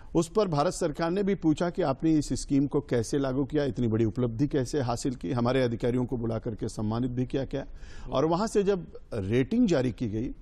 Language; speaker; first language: Hindi; native; Hindi